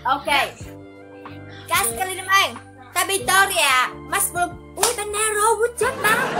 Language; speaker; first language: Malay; non-native, learner; Vietnamese